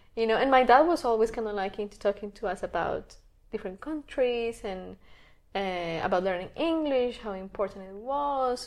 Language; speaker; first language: English; non-native, fluent; Spanish